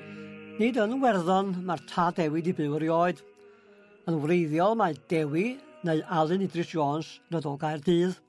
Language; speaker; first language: Welsh; native; Welsh